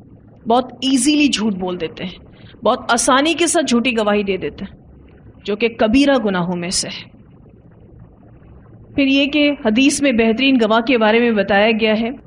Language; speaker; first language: Urdu; native; Urdu